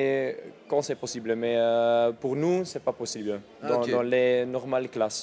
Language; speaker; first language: French; non-native, local second language; Dutch